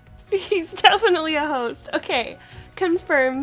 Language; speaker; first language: English; native; English